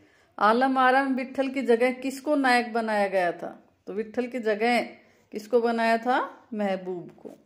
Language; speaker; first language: Hindi; native; Hindi